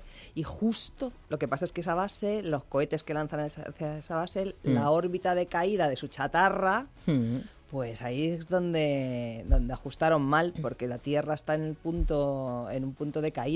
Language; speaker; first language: Spanish; native; Spanish